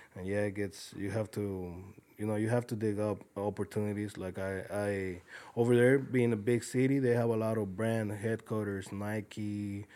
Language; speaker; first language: English; early bilingual, other home language; Spanish